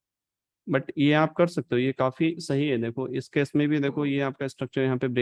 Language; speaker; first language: Hindi; native; Hindi